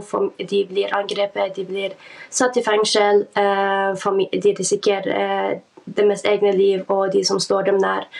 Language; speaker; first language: Norwegian; early bilingual, other home language; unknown